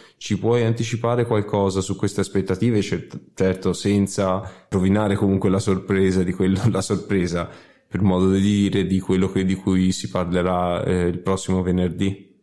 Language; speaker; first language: Italian; native; Italian